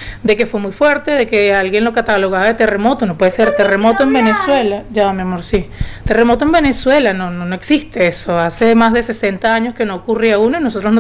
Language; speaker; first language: Spanish; native; Spanish